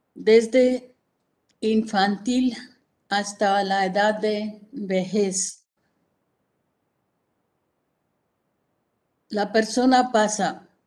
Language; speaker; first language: Spanish; non-native, fluent; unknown